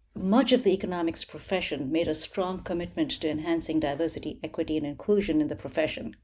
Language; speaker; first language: English; non-native, local second language; Hindi